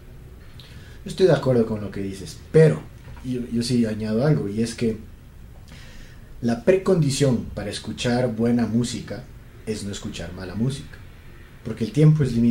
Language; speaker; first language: Spanish; native; Spanish